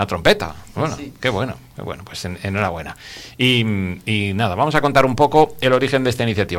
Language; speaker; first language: Spanish; native; Spanish